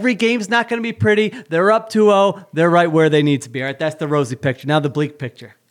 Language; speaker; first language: English; native; English